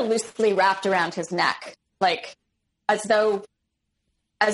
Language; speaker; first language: English; native; English